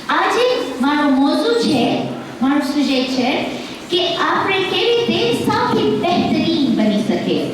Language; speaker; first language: Gujarati; early bilingual, heritage; Gujarati